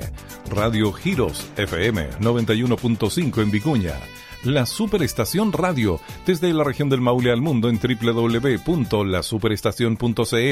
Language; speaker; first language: Spanish; native; Spanish